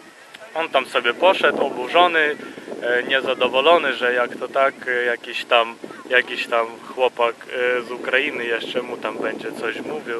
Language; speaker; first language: Polish; non-native, fluent; Russian